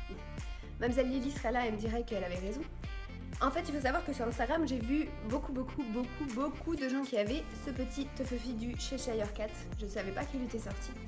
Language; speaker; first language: French; native; French